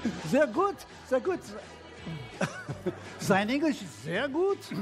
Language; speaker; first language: German; non-native, learner; English